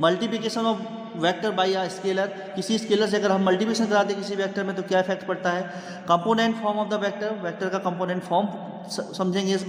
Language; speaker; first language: Hindi; native; Hindi